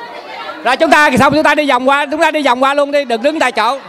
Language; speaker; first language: Vietnamese; native; Vietnamese